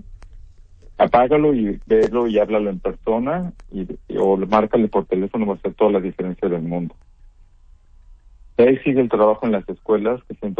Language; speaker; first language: Spanish; native; Spanish